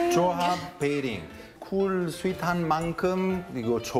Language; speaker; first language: Korean; non-native, fluent; Italian